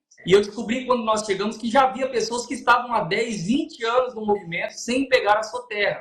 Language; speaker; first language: Portuguese; native; Portuguese